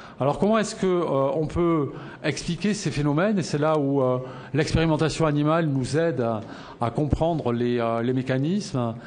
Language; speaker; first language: French; native; French